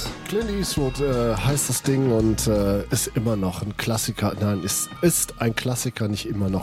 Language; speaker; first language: German; native; German